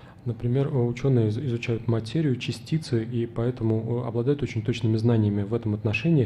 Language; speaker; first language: Russian; native; Russian